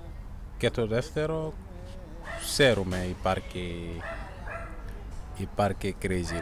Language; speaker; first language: Greek; non-native, learner; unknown